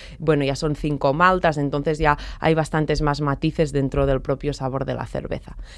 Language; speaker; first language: Spanish; non-native, local second language; Catalan